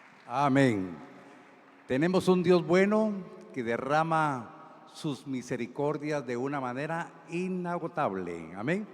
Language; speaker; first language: Spanish; native; Spanish